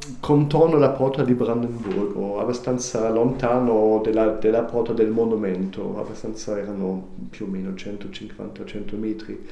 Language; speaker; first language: Italian; non-native, learner; German